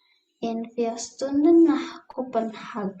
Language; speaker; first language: German; non-native, learner; Indonesian